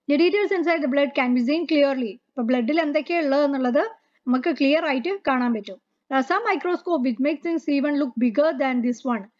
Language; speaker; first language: English; non-native, local second language; Malayalam